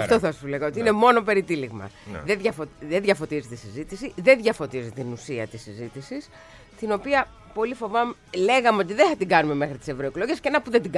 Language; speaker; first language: Greek; native; Greek